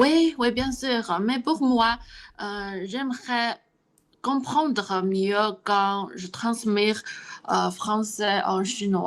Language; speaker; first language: French; non-native, learner; Chinese